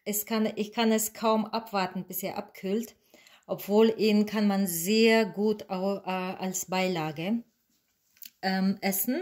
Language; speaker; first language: German; non-native, fluent; Russian